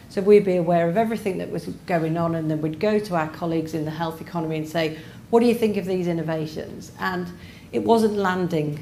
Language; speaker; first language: English; native; English